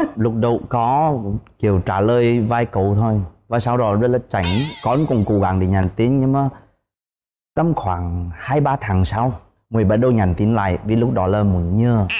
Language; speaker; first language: Vietnamese; non-native, fluent; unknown